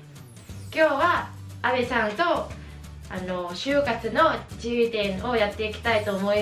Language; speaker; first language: Japanese; non-native, learner; Vietnamese